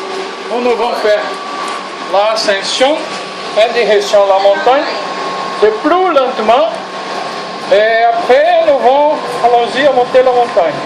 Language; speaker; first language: French; non-native, learner; Portuguese